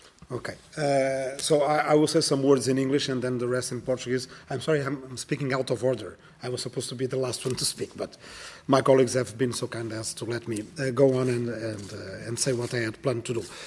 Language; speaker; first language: English; non-native, fluent; Portuguese